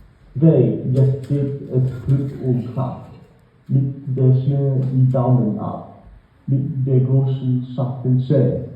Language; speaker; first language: German; non-native, learner; English